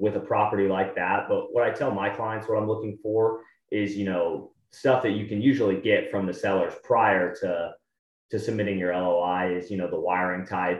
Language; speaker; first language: English; native; English